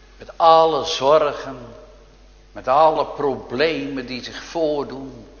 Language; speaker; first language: Dutch; native; Dutch